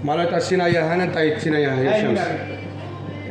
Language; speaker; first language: Finnish; non-native, learner; Turkish